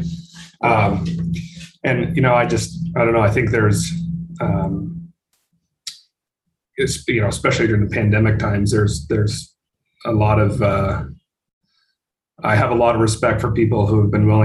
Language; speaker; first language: English; native; English